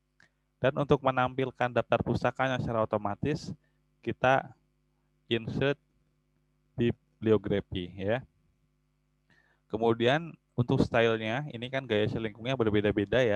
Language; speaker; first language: Indonesian; native; Indonesian